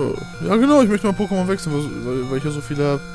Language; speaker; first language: German; native; German